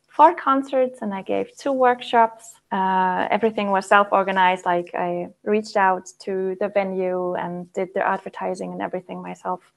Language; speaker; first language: English; non-native, fluent; German